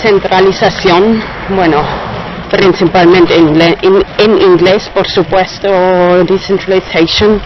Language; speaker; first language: Spanish; non-native, fluent; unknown